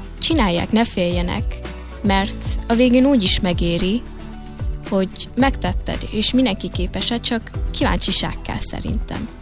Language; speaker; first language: Hungarian; early bilingual, heritage; Hungarian